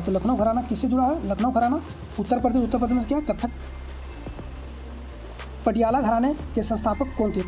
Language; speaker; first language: Hindi; native; Hindi